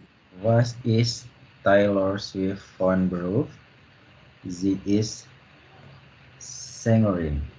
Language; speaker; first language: German; non-native, learner; Indonesian